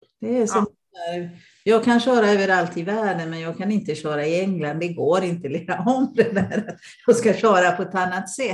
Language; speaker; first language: Swedish; non-native, fluent; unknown